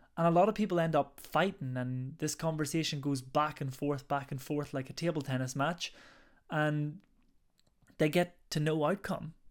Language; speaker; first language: English; native; English